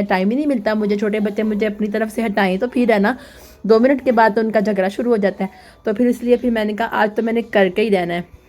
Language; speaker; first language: Urdu; non-native, local second language; Punjabi